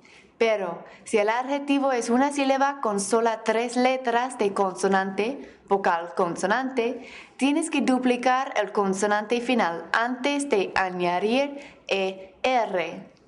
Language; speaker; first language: Spanish; non-native, fluent; English